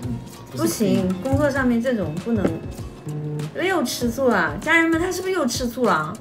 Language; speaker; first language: Chinese; native; Chinese